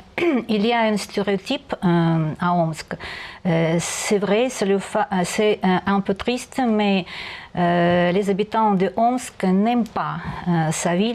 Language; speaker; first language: French; non-native, learner; Russian